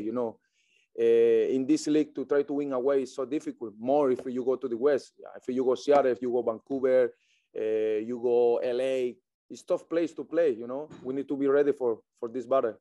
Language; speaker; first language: English; non-native, learner; Spanish